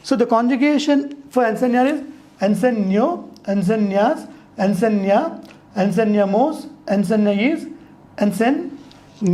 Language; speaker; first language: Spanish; non-native, fluent; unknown